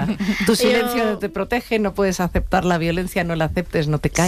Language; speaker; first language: Spanish; native; Spanish